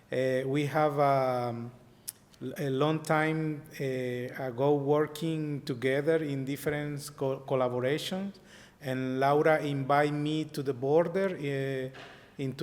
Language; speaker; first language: English; non-native, learner; Spanish